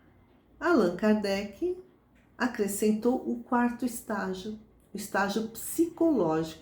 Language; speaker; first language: Portuguese; native; Portuguese